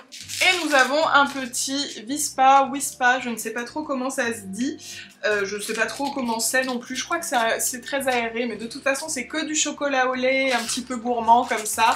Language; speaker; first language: French; native; French